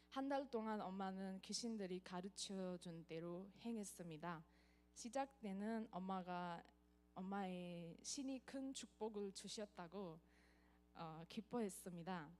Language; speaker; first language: Korean; non-native, fluent; Nepali